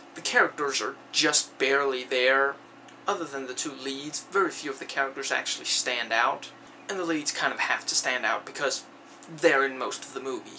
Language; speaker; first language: English; native; English